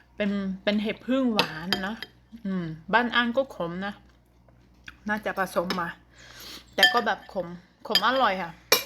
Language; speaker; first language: Thai; non-native, local second language; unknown